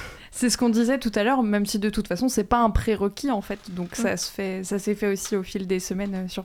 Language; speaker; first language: French; native; French